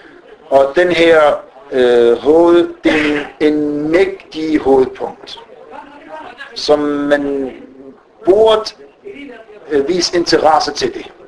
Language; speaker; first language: Danish; early bilingual, other home language; Arabic